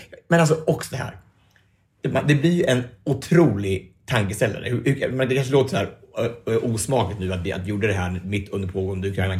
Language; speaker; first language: Swedish; native; Swedish